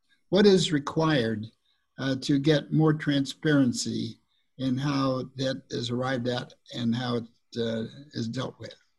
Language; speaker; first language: English; native; English